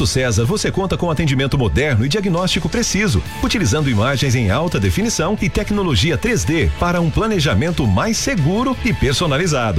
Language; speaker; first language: Portuguese; native; Portuguese